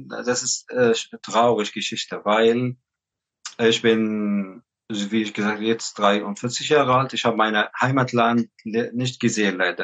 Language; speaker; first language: German; non-native, learner; Arabic